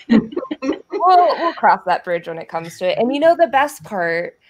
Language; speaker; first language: English; native; English